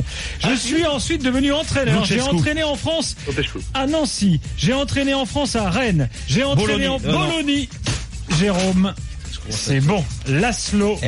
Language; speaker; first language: French; native; French